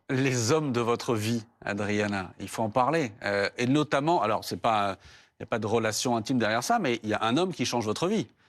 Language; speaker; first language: French; native; French